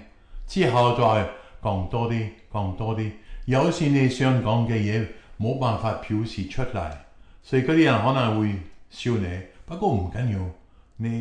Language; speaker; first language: Chinese; non-native, fluent; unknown